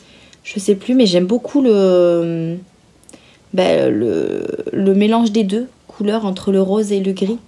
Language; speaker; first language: French; native; French